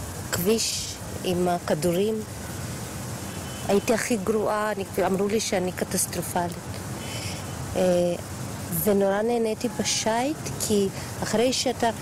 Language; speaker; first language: Hebrew; non-native, fluent; Russian